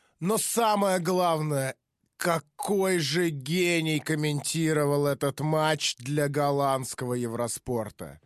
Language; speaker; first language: Russian; native; Russian